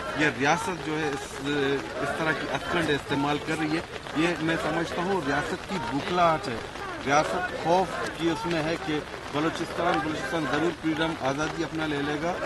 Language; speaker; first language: Urdu; non-native, local second language; Baluchi